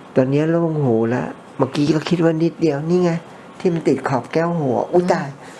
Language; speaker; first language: Thai; native; Thai